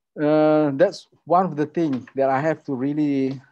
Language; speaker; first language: English; non-native, local second language; Malay